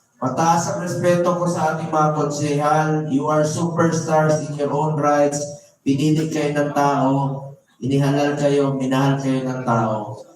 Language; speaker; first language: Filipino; non-native, local second language; Cebuano